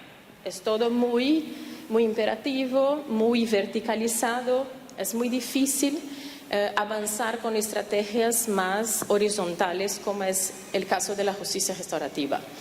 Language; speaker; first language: Spanish; non-native, fluent; Portuguese